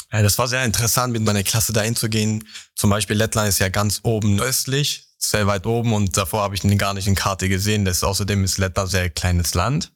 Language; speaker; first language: German; early bilingual, other home language; Persian